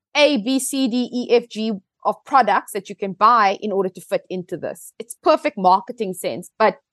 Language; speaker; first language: English; native; English